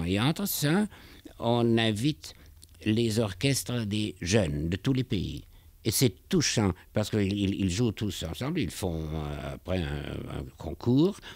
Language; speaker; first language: French; non-native, fluent; German